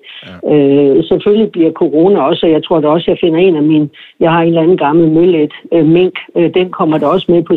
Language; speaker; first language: Danish; native; Danish